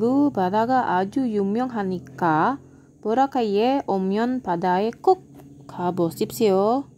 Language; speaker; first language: Korean; non-native, fluent; Indonesian